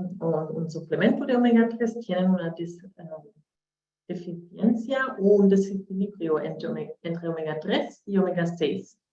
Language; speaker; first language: Spanish; non-native, learner; German